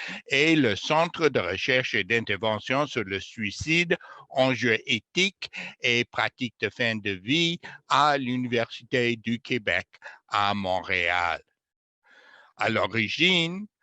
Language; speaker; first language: French; non-native, fluent; English